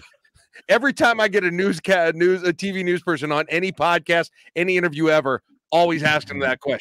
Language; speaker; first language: English; native; English